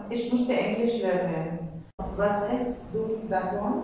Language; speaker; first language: German; non-native, learner; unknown